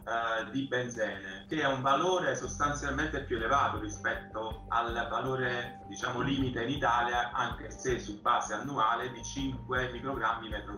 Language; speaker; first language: Italian; native; Italian